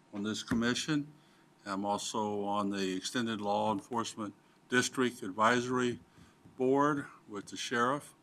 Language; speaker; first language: English; native; English